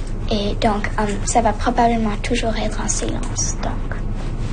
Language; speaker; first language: French; non-native, local second language; English